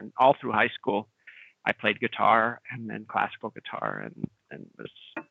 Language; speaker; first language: English; native; English